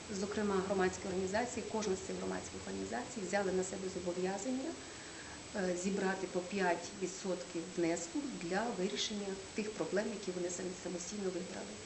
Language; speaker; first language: Ukrainian; native; Ukrainian